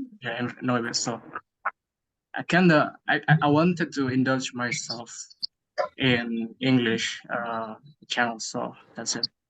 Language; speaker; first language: English; non-native, learner; Indonesian